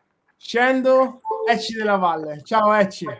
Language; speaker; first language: Italian; native; Italian